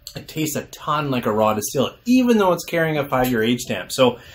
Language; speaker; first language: English; native; English